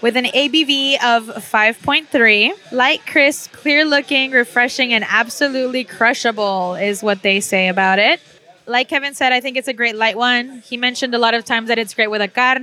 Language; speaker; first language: English; early bilingual, other home language; Spanish